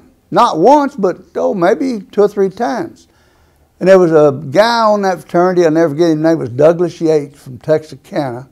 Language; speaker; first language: English; native; English